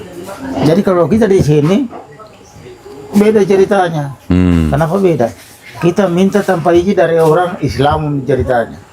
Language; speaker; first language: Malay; non-native, local second language; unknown